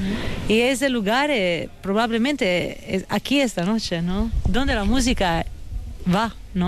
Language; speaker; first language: Spanish; non-native, fluent; Italian